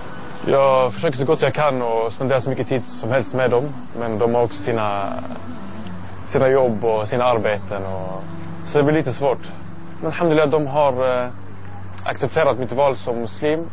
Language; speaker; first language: Swedish; non-native, learner; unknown